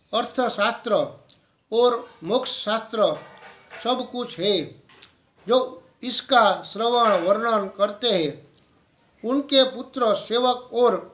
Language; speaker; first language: Hindi; non-native, local second language; Gujarati